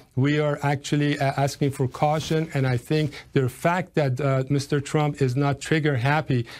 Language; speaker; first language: English; non-native, fluent; Persian